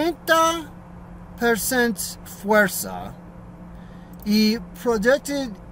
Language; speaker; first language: Spanish; non-native, learner; English